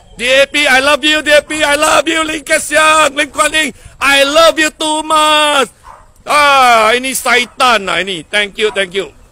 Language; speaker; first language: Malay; non-native, local second language; Chinese